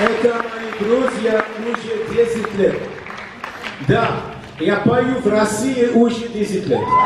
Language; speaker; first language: Russian; non-native, learner; French